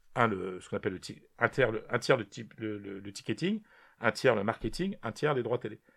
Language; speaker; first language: French; native; French